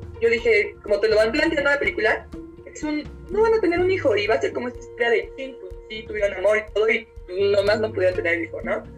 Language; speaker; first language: Spanish; native; Spanish